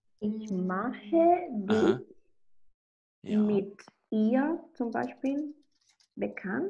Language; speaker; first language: German; non-native, learner; Spanish